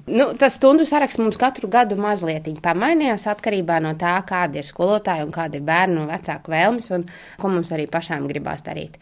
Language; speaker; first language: Latvian; native; Latvian